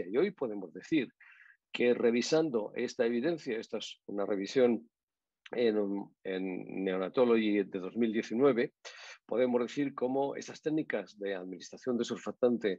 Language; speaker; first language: Spanish; native; Spanish